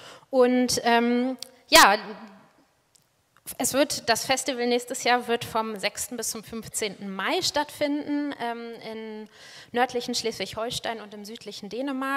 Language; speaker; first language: German; native; German